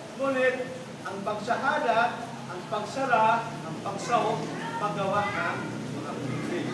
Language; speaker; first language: Filipino; non-native, local second language; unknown